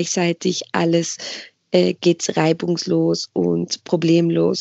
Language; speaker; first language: German; non-native, fluent; Spanish